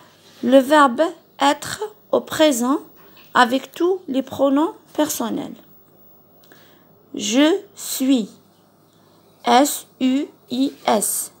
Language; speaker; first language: French; non-native, local second language; Arabic